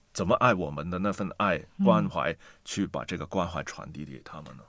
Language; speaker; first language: Chinese; non-native, local second language; Cantonese